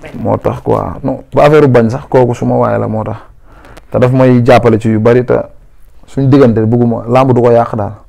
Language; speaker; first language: Wolof; native; Wolof